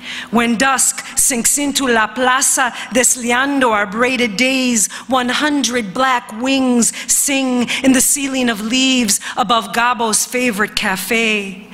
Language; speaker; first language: English; early bilingual, other home language; Spanish